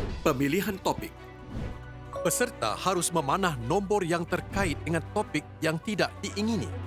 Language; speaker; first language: Malay; native; Malay